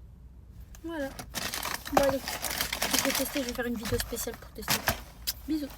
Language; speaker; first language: French; native; French